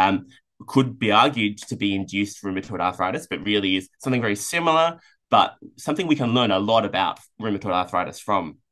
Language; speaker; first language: English; native; English